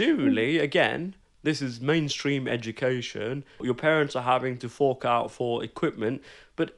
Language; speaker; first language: English; early bilingual, other home language; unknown